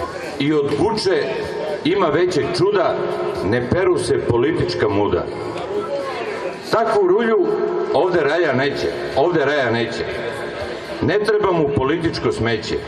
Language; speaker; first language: Bosnian; native; Bosnian